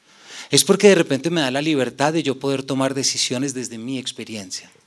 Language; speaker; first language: Spanish; native; Spanish